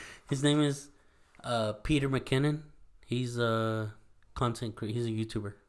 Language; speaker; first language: English; early bilingual, other home language; Spanish